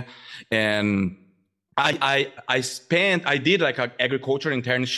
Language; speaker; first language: English; non-native, fluent; Portuguese